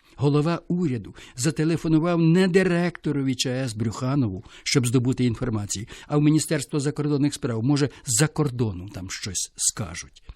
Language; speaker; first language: Ukrainian; native; Ukrainian